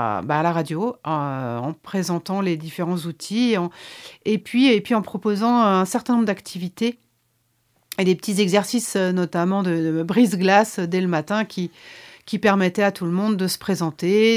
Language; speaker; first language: French; native; French